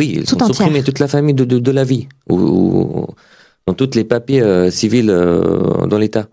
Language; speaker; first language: French; non-native, fluent; Arabic